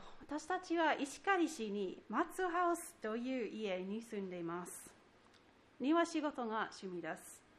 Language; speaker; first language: Japanese; non-native, fluent; English